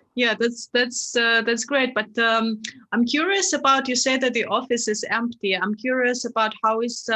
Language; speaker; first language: English; non-native, fluent; Russian